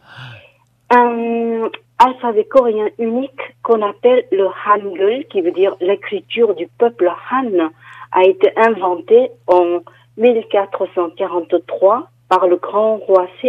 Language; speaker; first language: French; non-native, fluent; Korean